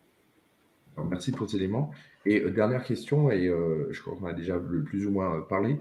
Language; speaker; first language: French; native; French